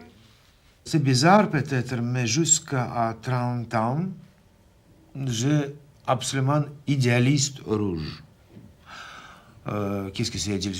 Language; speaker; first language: French; non-native, learner; Russian